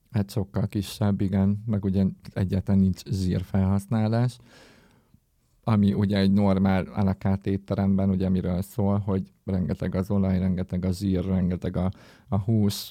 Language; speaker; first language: Hungarian; native; Hungarian